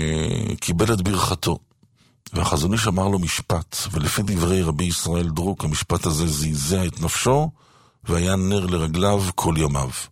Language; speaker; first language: Hebrew; native; Hebrew